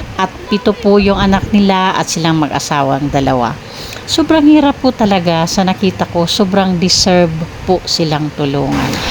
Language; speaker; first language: Filipino; native; Filipino